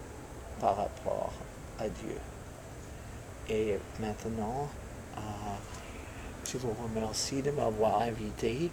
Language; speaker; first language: French; non-native, fluent; English